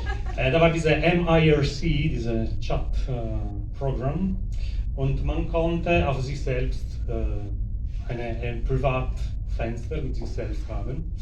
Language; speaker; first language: German; non-native, fluent; Italian